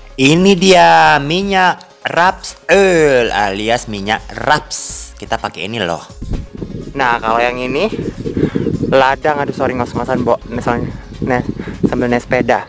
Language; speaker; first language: Indonesian; native; Indonesian